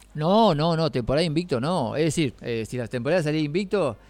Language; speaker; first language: Spanish; native; Spanish